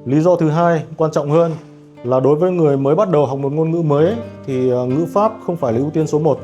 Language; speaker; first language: Vietnamese; native; Vietnamese